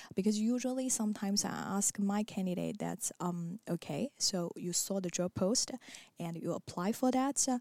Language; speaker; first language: English; non-native, fluent; Chinese